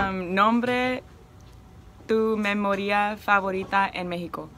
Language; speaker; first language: Spanish; non-native, learner; English